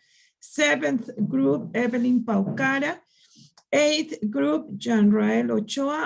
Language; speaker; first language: English; non-native, learner; Spanish